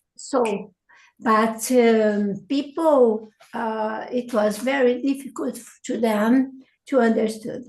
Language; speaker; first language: English; non-native, learner; Portuguese